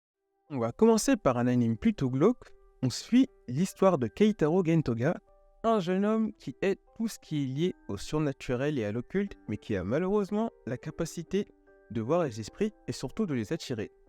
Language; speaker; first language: French; native; French